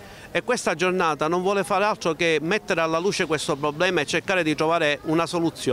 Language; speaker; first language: Italian; native; Italian